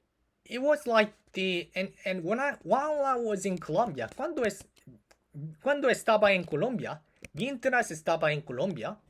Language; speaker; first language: Spanish; non-native, learner; Korean